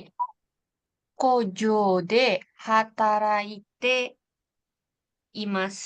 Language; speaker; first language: Japanese; non-native, learner; Indonesian